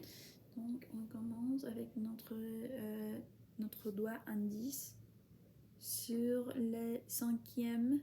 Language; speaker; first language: French; non-native, fluent; Spanish